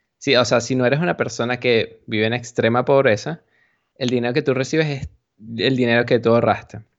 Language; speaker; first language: Spanish; native; Spanish